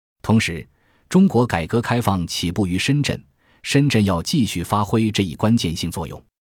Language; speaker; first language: Chinese; native; Chinese